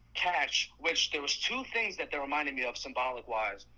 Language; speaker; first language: English; native; English